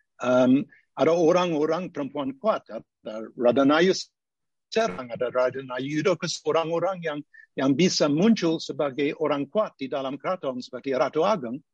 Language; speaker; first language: Indonesian; non-native, fluent; English